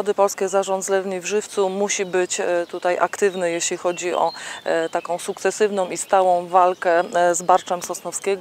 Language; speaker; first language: Polish; native; Polish